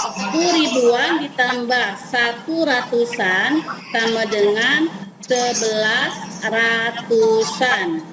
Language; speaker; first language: Indonesian; native; Indonesian